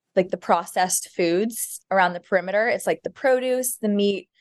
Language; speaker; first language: English; native; English